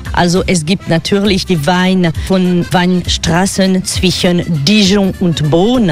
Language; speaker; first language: German; non-native, learner; French